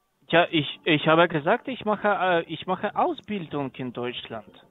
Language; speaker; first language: German; non-native, learner; Greek